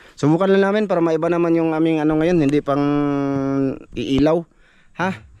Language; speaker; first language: Filipino; non-native, local second language; Cebuano